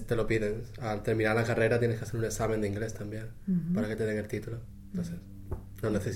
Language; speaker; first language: Spanish; native; Spanish